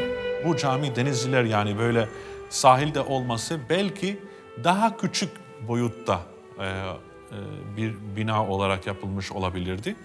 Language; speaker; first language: Turkish; non-native, fluent; Albanian